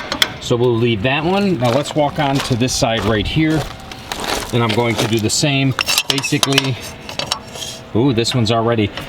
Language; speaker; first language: English; native; English